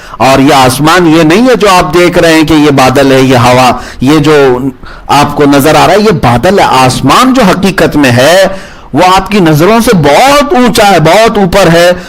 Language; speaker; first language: Urdu; native; Urdu